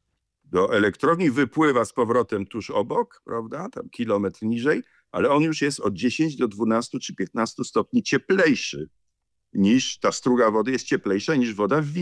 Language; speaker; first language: Polish; native; Polish